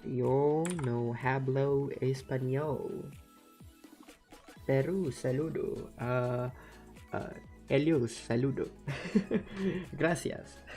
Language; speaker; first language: Spanish; non-native, learner; English